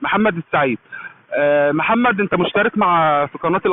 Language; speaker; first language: Arabic; native; Arabic